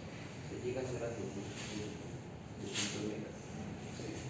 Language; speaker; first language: Spanish; native; Spanish